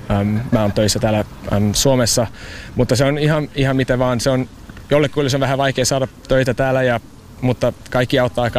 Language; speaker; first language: Finnish; non-native, fluent; English